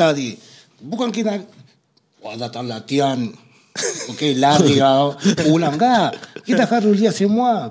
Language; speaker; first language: Indonesian; non-native, fluent; Spanish